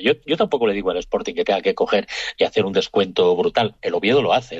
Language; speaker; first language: Spanish; native; Spanish